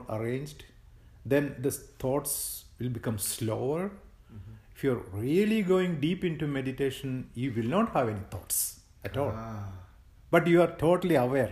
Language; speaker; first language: English; non-native, local second language; Malayalam